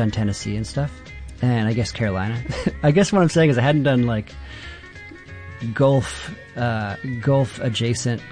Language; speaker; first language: English; native; English